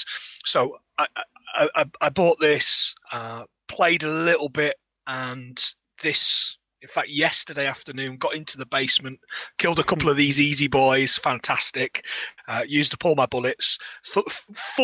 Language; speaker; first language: English; native; English